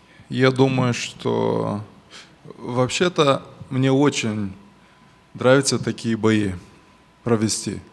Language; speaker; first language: Russian; non-native, local second language; Romanian